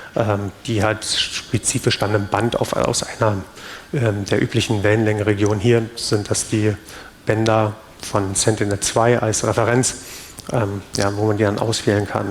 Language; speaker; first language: German; native; German